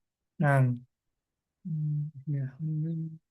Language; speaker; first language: Arabic; non-native, fluent; Indonesian